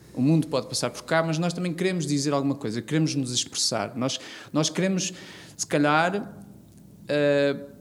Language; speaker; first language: Portuguese; native; Portuguese